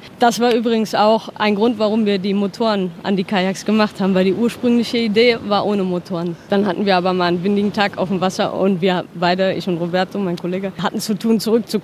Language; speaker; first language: German; native; German